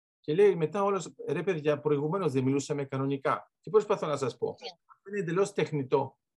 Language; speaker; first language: Greek; early bilingual, heritage; Greek